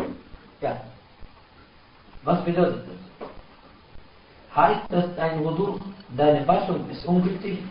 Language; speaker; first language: German; non-native, fluent; Arabic